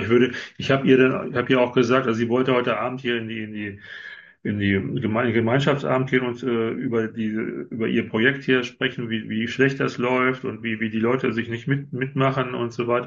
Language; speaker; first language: German; native; German